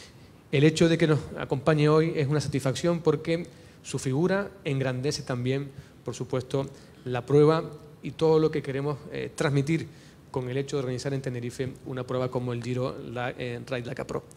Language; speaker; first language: Spanish; native; Spanish